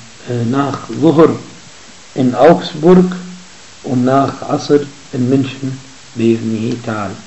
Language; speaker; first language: German; non-native, fluent; Arabic